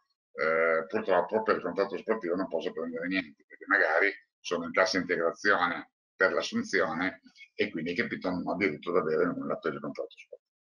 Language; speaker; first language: Italian; native; Italian